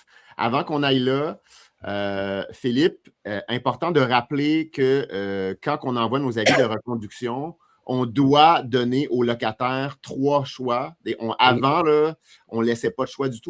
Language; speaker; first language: French; native; French